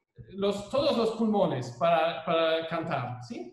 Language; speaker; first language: Spanish; non-native, fluent; German